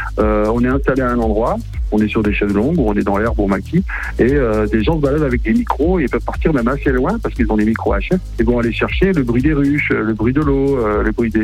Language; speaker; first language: French; native; French